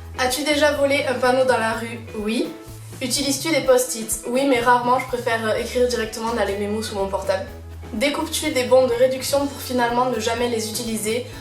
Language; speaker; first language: French; native; French